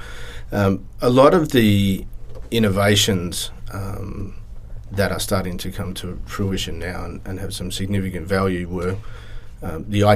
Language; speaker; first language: English; native; English